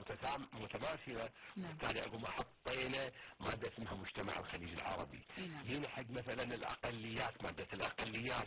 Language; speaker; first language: Arabic; native; Arabic